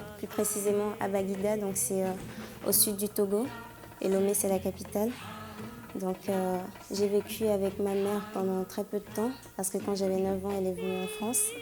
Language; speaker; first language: French; non-native, local second language; Ewe